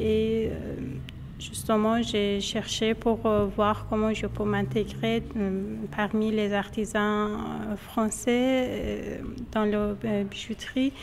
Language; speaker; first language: French; non-native, fluent; Persian